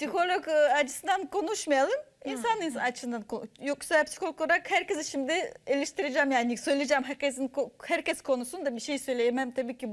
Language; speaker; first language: Turkish; non-native, fluent; Russian